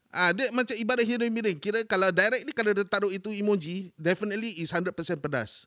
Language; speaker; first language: Malay; native; Malay